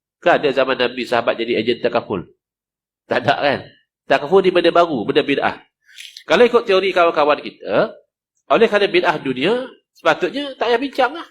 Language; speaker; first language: Malay; native; Malay